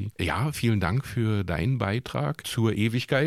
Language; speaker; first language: German; native; German